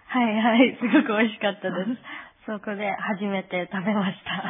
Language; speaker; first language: Japanese; non-native, fluent; English